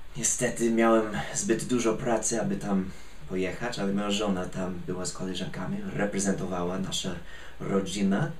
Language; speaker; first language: Polish; non-native, fluent; English